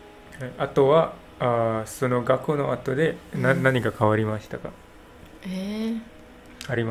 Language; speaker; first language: Japanese; non-native, learner; English